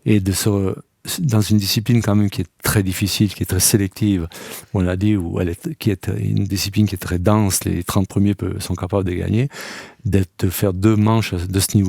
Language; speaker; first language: French; native; French